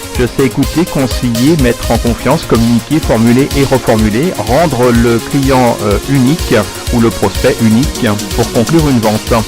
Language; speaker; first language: French; native; French